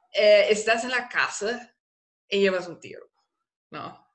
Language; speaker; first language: Spanish; non-native, fluent; German